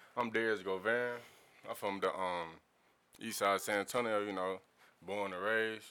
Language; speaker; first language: English; native; English